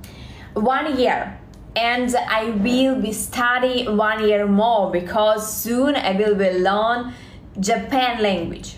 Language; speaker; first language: English; non-native, learner; Russian